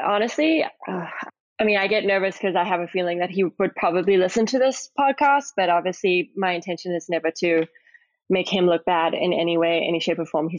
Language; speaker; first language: English; native; English